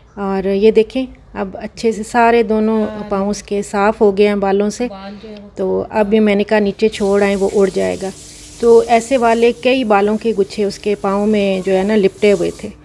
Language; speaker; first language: Urdu; non-native, local second language; Punjabi